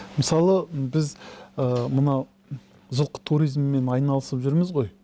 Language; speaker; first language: Kazakh; early bilingual, heritage; Kazakh